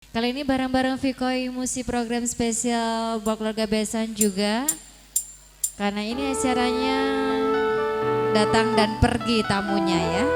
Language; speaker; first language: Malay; non-native, local second language; Madurese